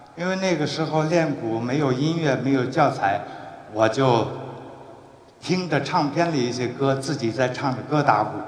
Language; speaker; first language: Chinese; native; Chinese